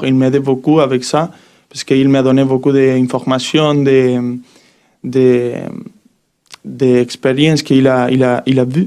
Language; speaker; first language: French; non-native, learner; Spanish